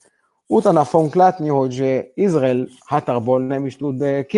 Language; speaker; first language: Hungarian; non-native, learner; Hebrew